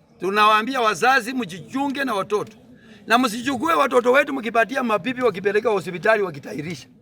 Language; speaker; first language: Swahili; non-native, local second language; Luyia